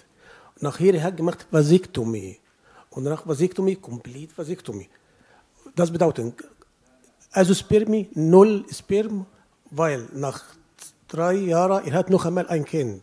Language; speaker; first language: German; non-native, learner; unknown